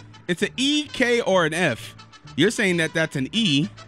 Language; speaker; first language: English; native; English